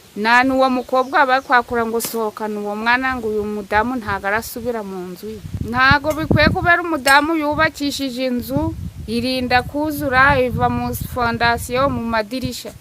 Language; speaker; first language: Kinyarwanda; native; Kinyarwanda